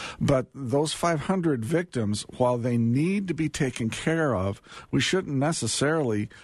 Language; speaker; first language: English; native; English